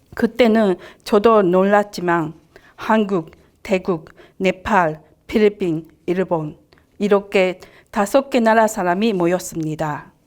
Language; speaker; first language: Korean; non-native, fluent; Japanese